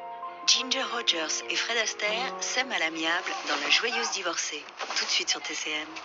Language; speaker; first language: French; native; French